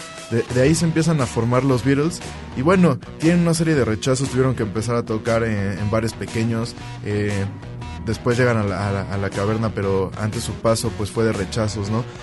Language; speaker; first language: Spanish; native; Spanish